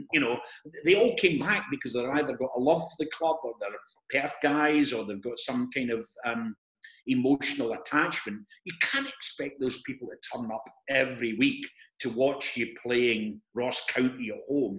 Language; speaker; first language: English; native; English